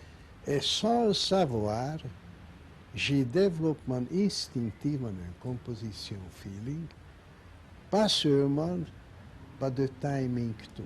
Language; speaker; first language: French; non-native, learner; Hungarian